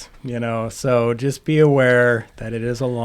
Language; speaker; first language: English; native; English